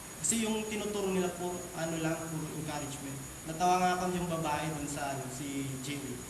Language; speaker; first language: Filipino; non-native, local second language; Cebuano